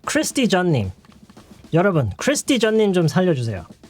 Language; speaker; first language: Korean; native; Korean